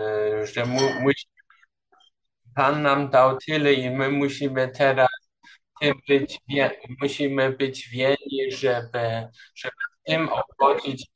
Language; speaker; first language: Polish; non-native, learner; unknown